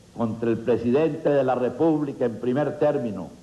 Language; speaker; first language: Spanish; native; Spanish